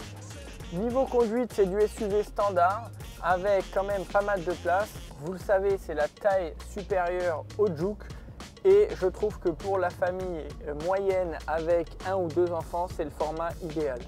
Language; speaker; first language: French; native; French